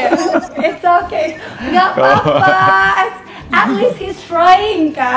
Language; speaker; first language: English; non-native, fluent; Indonesian